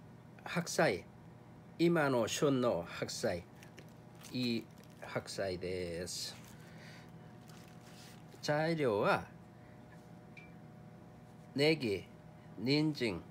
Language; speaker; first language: Japanese; non-native, fluent; Korean